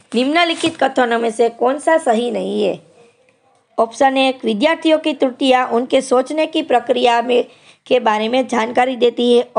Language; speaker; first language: Hindi; non-native, local second language; Gujarati